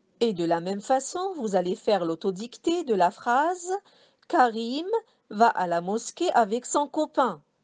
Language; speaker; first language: French; non-native, local second language; Arabic